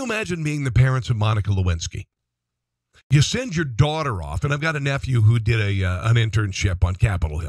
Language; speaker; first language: English; native; English